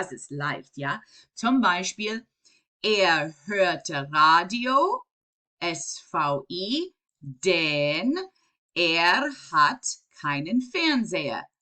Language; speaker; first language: German; non-native, fluent; English